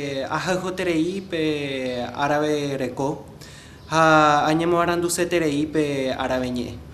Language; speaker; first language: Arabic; non-native, fluent; Guarani